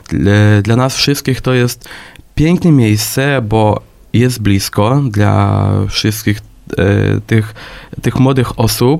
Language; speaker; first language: Polish; non-native, fluent; Ukrainian